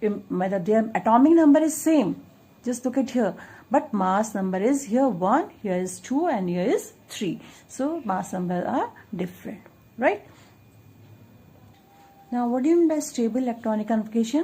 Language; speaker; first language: English; non-native, local second language; Hindi